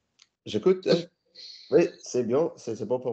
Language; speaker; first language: French; non-native, learner; English